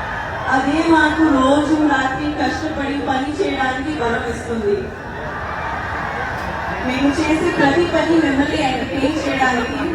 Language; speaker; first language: Telugu; non-native, learner; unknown